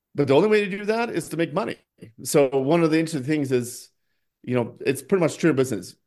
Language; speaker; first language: English; non-native, fluent; Norwegian